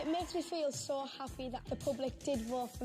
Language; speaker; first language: English; native; English